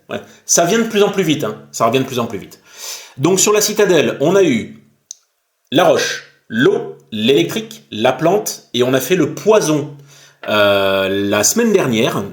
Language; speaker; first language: French; native; French